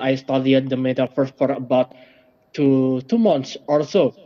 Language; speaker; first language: English; non-native, learner; Indonesian